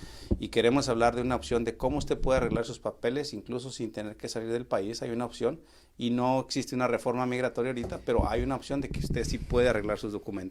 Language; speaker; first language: Spanish; native; Spanish